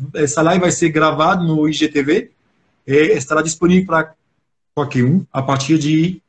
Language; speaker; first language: Portuguese; non-native, fluent; French